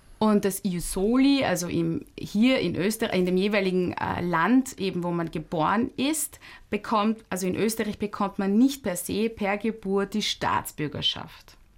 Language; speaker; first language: German; early bilingual, other home language; Turkish